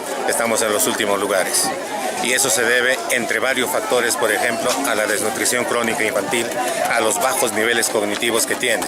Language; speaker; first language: Spanish; native; Spanish